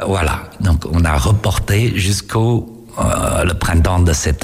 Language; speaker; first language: French; non-native, fluent; Chinese